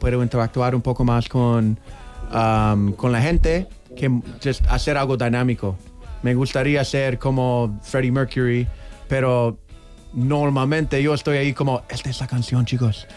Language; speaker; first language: Spanish; non-native, learner; English